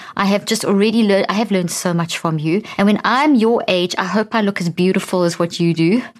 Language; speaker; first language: English; native; English